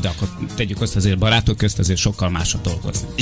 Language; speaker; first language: Hungarian; native; Hungarian